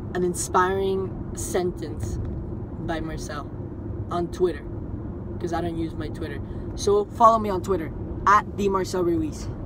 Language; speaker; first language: English; early bilingual, other home language; Spanish